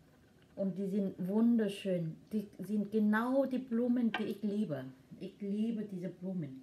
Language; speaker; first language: German; non-native, learner; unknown